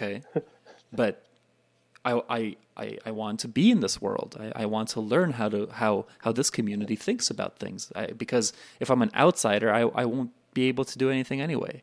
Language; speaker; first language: English; native; English